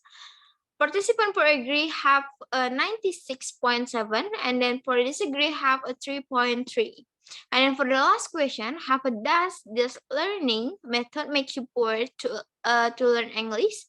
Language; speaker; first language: English; non-native, learner; Indonesian